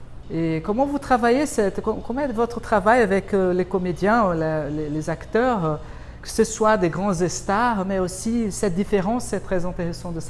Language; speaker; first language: French; non-native, fluent; Portuguese